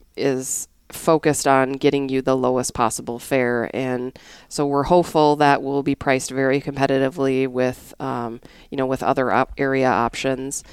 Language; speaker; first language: English; native; English